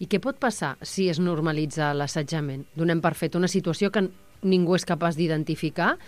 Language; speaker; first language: Catalan; native; Catalan